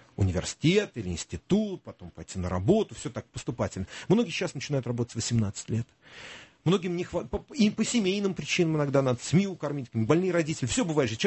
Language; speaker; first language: Russian; native; Russian